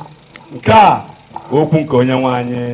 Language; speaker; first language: Igbo; native; Igbo